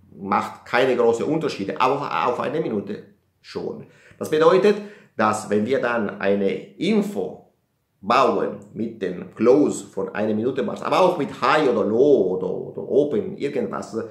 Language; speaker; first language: German; non-native, fluent; Italian